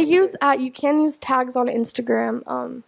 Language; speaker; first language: English; native; English